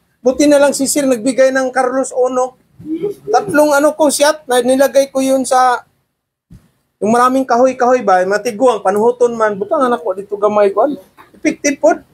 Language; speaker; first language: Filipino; non-native, local second language; Cebuano